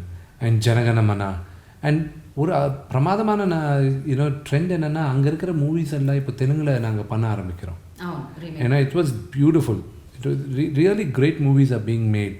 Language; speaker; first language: Tamil; non-native, local second language; Telugu